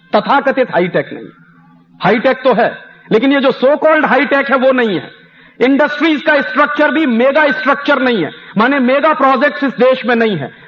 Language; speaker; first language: Hindi; native; Hindi